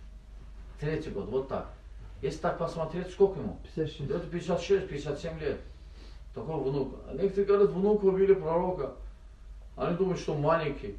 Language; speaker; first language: Russian; non-native, learner; Azerbaijani